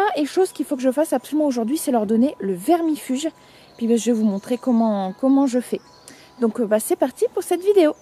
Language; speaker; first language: French; native; French